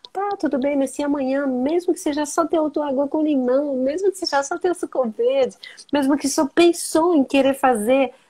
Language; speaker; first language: Portuguese; non-native, fluent; French